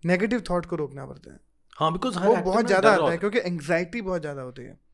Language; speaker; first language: Hindi; native; Hindi